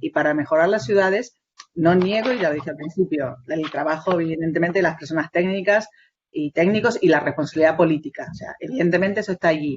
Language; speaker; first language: Spanish; native; Spanish